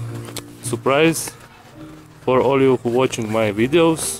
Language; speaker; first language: English; non-native, learner; Croatian